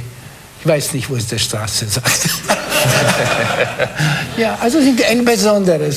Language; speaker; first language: German; non-native, fluent; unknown